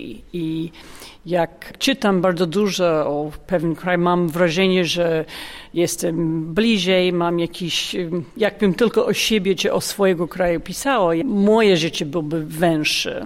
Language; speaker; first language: Polish; non-native, fluent; English